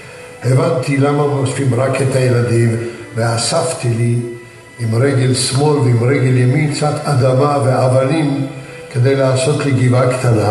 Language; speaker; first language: Hebrew; early bilingual, other home language; Yiddish